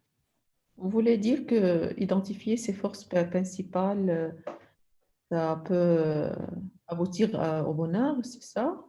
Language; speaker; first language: French; non-native, local second language; Arabic